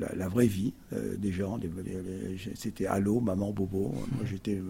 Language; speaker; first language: French; native; French